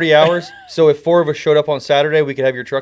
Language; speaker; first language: English; native; English